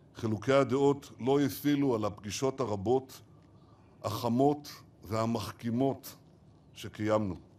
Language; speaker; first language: Hebrew; native; Hebrew